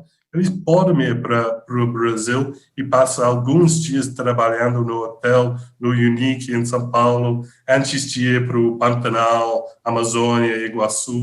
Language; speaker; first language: Portuguese; non-native, fluent; English